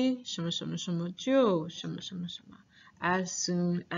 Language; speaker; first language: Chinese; non-native, fluent; English